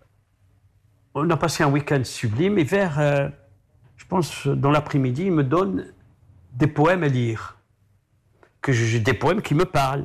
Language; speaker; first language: French; non-native, local second language; Arabic